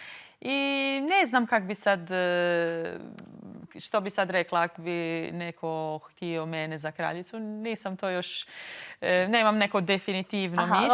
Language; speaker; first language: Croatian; non-native, local second language; Albanian